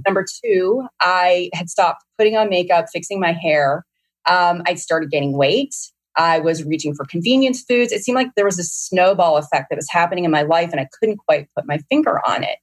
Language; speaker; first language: English; native; English